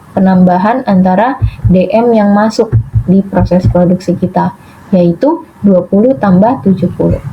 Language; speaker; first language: Indonesian; native; Indonesian